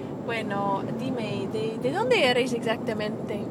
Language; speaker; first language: Spanish; non-native, fluent; English